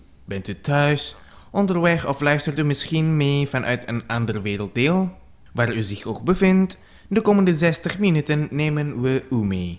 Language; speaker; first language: Dutch; non-native, fluent; Indonesian